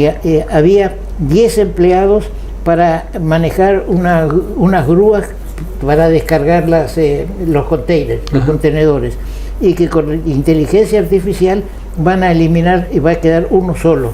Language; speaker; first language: Spanish; native; Spanish